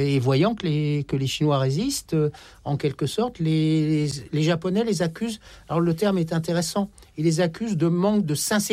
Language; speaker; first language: French; native; French